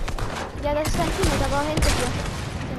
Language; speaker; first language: German; native; German